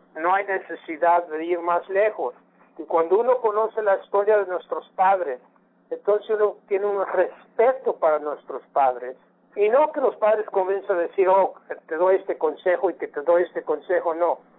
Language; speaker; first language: Spanish; early bilingual, heritage; Spanish